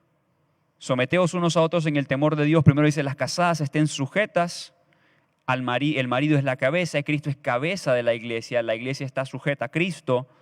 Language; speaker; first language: Spanish; native; Spanish